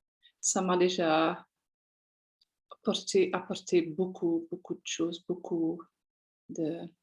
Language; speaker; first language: French; non-native, local second language; Dutch